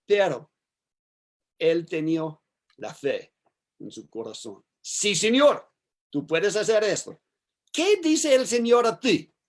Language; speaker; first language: Spanish; non-native, learner; English